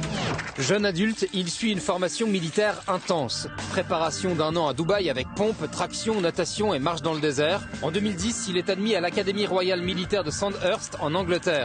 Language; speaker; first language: French; native; French